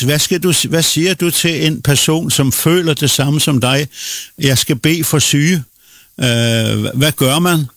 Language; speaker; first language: Danish; non-native, local second language; Faroese